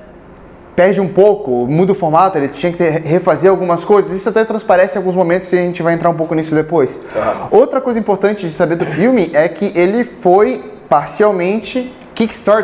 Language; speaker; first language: Portuguese; native; Portuguese